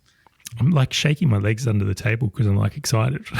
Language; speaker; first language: English; native; English